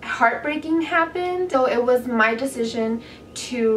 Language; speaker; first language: English; native; English